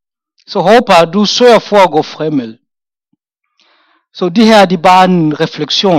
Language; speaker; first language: Danish; non-native, fluent; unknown